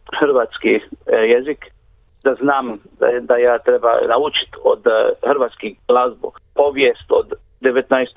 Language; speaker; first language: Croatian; early bilingual, heritage; Croatian